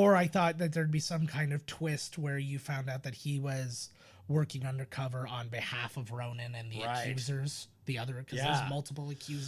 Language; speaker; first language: English; native; English